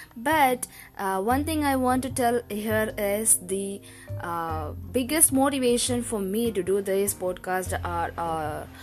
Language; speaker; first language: English; non-native, local second language; Tamil